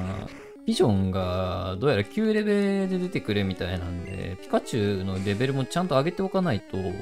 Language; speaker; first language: Japanese; native; Japanese